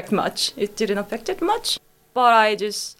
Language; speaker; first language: English; non-native, fluent; Korean